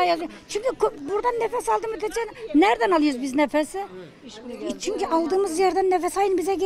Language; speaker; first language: Turkish; native; Turkish